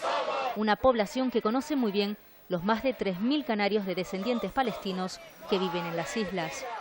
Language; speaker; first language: Spanish; native; Spanish